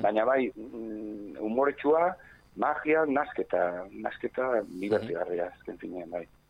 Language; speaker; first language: Basque; non-native, local second language; Spanish